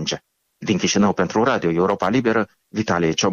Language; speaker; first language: Romanian; native; Romanian